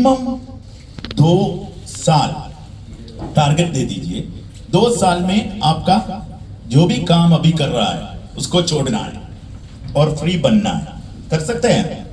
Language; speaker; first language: Hindi; non-native, learner; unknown